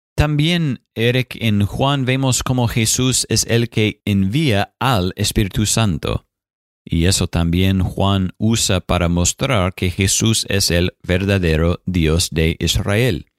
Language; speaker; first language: Spanish; non-native, fluent; English